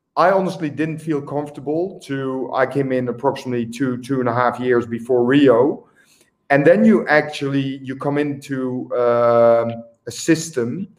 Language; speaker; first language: English; non-native, fluent; Dutch